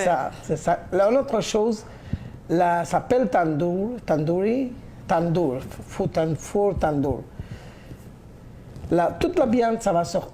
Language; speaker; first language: French; non-native, learner; Bangla